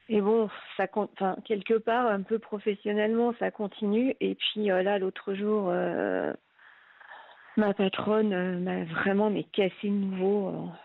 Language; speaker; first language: French; native; French